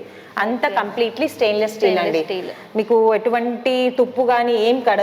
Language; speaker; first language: Telugu; native; Telugu